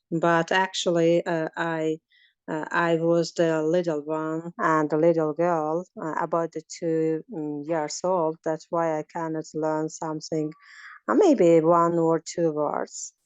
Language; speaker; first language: English; non-native, learner; Azerbaijani